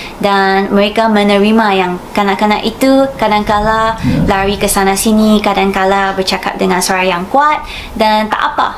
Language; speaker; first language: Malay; non-native, fluent; Japanese